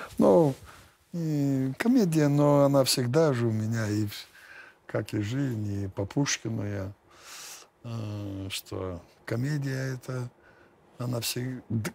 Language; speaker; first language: Russian; non-native, fluent; Lithuanian